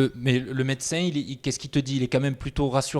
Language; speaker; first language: French; native; French